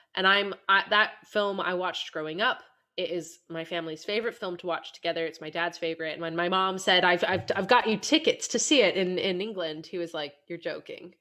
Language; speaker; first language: English; native; English